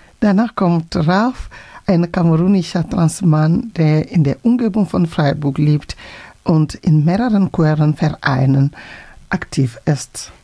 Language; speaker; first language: German; non-native, fluent; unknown